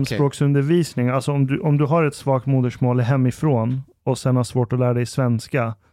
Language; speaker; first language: Swedish; early bilingual, other home language; Persian